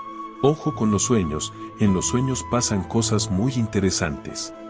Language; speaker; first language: Spanish; native; Spanish